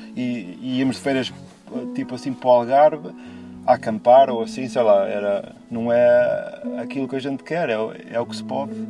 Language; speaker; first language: Portuguese; native; Portuguese